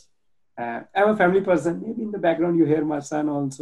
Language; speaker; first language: English; non-native, local second language; Urdu